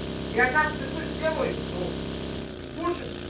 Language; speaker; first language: Russian; non-native, local second language; Yakut